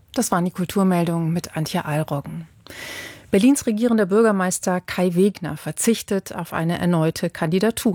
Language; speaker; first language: German; native; German